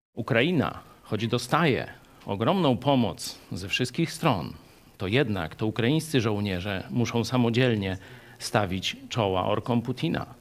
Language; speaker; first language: Polish; native; Polish